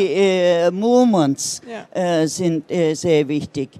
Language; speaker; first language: German; non-native, learner; Turkish